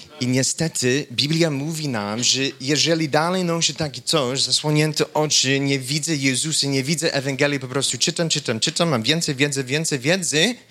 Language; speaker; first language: Polish; non-native, fluent; English